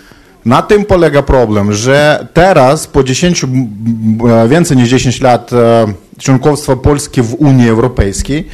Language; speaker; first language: Polish; non-native, fluent; Ukrainian